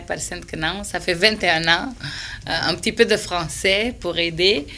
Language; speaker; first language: French; non-native, fluent; Portuguese